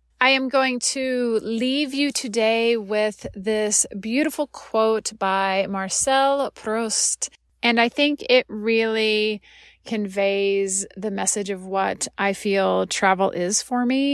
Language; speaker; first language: English; native; English